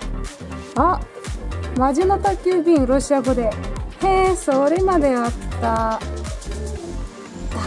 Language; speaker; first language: Japanese; non-native, fluent; Russian